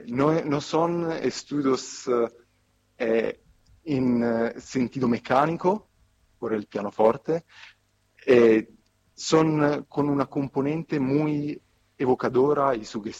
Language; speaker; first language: Spanish; non-native, fluent; Italian